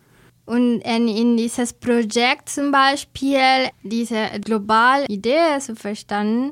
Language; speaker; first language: German; non-native, learner; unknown